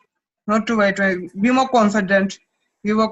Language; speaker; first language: English; non-native, fluent; Russian